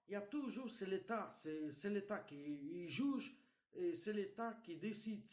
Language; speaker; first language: French; non-native, fluent; Romanian